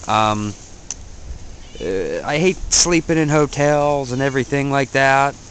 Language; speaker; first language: English; native; English